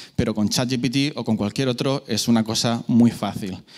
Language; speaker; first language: Spanish; native; Spanish